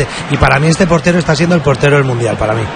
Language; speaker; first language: Spanish; native; Spanish